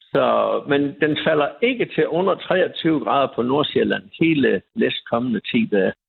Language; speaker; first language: Danish; native; Danish